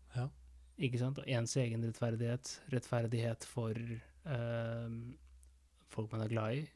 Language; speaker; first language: Norwegian; early bilingual, other home language; Spanish